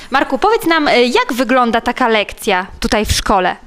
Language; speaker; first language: Polish; native; Polish